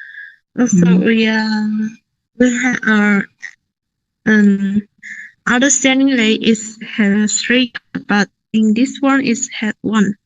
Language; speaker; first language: English; non-native, learner; Thai